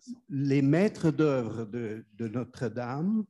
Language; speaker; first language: French; non-native, fluent; German